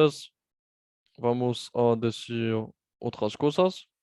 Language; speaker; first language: Spanish; non-native, fluent; French